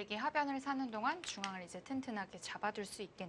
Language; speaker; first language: Korean; native; Korean